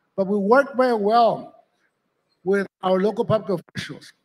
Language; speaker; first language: English; early bilingual, other home language; Spanish